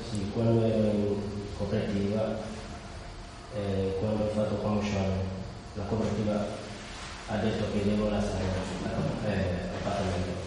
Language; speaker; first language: Italian; non-native, learner; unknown